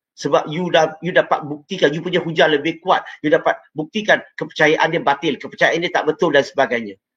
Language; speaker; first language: Malay; non-native, local second language; Chinese